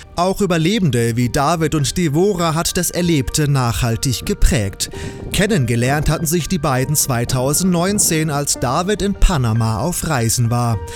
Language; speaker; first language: German; native; German